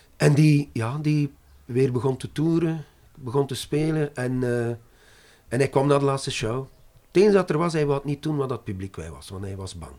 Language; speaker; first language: Dutch; non-native, local second language; French